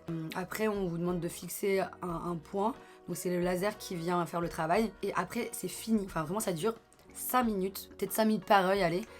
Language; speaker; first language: French; native; French